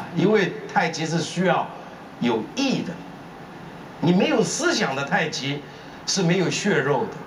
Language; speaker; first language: Chinese; native; Chinese